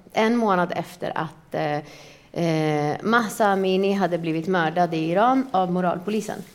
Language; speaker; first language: Swedish; early bilingual, other home language; Persian